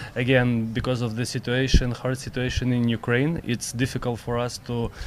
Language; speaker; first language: English; non-native, learner; Ukrainian